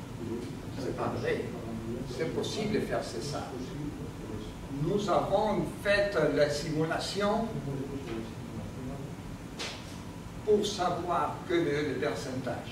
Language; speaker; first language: French; non-native, learner; Spanish